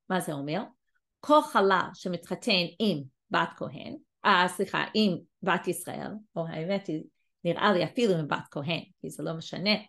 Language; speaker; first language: Hebrew; non-native, fluent; English